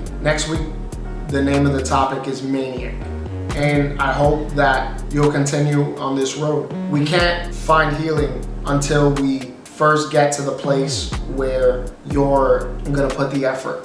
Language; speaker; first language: English; native; English